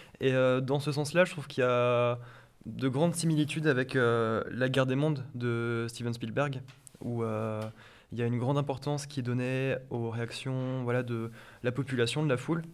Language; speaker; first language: French; native; French